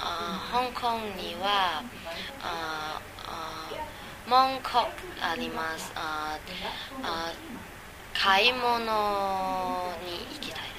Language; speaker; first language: Japanese; non-native, learner; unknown